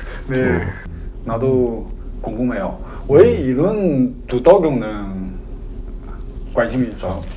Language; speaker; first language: Korean; non-native, learner; Chinese